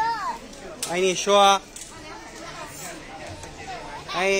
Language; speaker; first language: Chinese; non-native, learner; Pashto